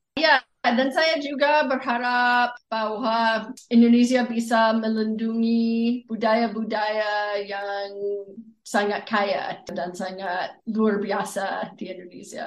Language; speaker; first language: Indonesian; non-native, fluent; English